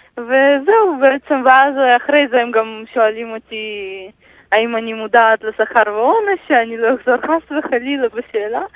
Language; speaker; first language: Hebrew; early bilingual, other home language; Russian